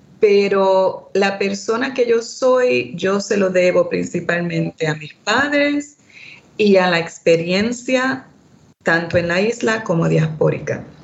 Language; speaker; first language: Spanish; early bilingual, heritage; Spanish